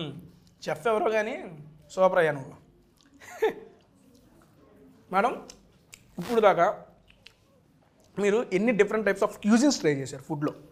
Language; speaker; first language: Telugu; native; Telugu